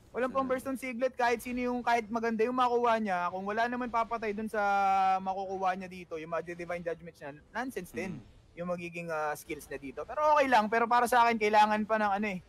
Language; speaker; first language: Filipino; native; Filipino